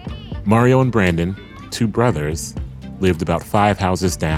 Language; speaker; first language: English; native; English